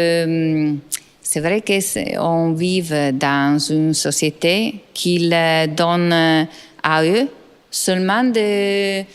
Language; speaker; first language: French; non-native, fluent; Italian